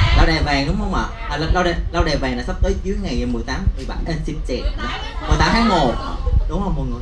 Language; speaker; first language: Thai; non-native, fluent; Vietnamese